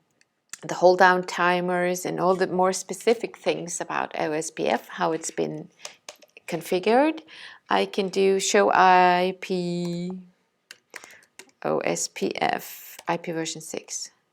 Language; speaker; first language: English; non-native, fluent; Danish